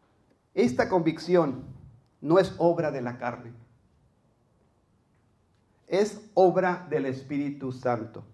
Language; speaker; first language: Spanish; native; Spanish